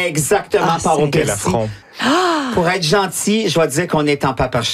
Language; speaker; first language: French; native; French